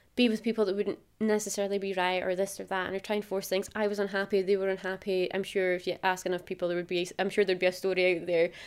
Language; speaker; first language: English; native; English